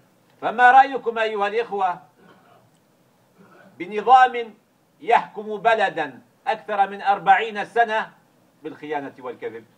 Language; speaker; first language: Arabic; native; Arabic